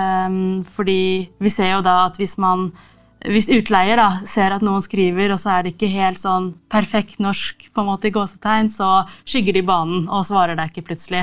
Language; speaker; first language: Norwegian; native; Norwegian